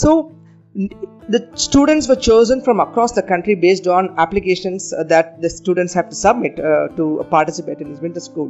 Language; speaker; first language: English; non-native, local second language; Tamil